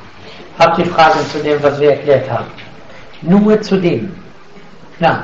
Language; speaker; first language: German; non-native, fluent; Arabic